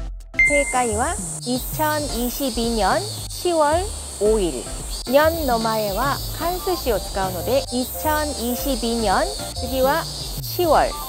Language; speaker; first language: Japanese; non-native, fluent; Korean